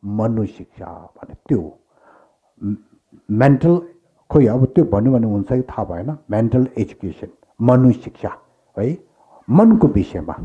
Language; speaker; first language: Nepali; non-native, local second language; Tibetan